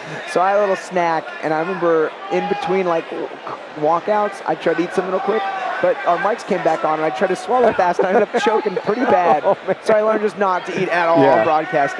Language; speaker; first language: English; native; English